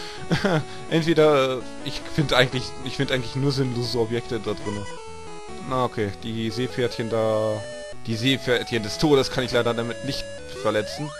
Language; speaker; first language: German; native; German